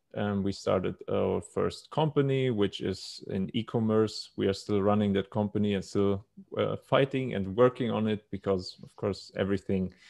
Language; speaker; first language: English; non-native, fluent; German